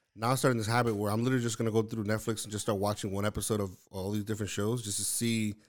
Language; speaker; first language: English; native; English